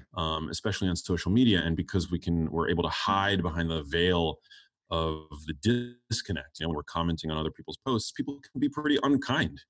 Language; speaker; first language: English; native; English